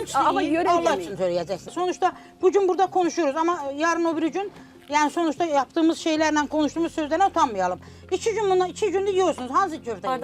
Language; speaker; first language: Turkish; native; Turkish